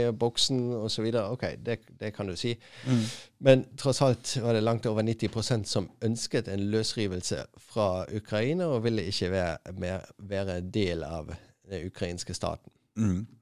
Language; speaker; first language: Norwegian; non-native, fluent; German